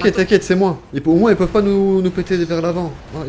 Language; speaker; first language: French; native; French